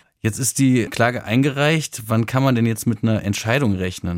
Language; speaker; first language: German; native; German